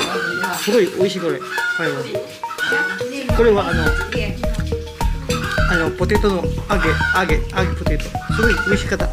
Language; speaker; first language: Japanese; non-native, learner; Filipino